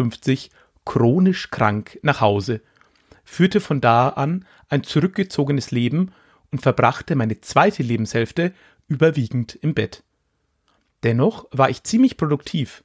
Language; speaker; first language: German; native; German